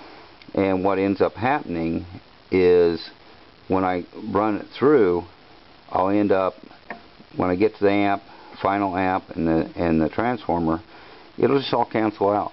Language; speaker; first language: English; native; English